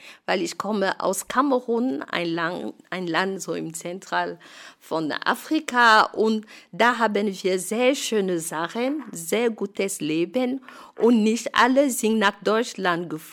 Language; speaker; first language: German; non-native, fluent; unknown